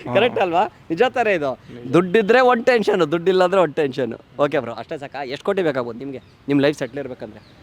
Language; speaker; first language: Kannada; native; Kannada